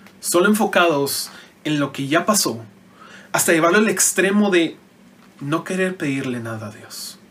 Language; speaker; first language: Spanish; native; Spanish